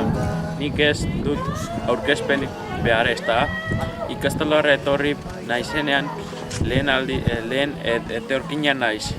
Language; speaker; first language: Basque; early bilingual, other home language; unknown